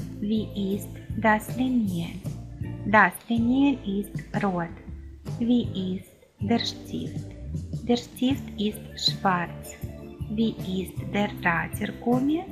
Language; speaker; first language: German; non-native, fluent; Ukrainian